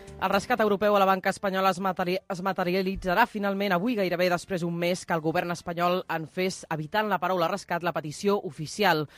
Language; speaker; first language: Catalan; native; Catalan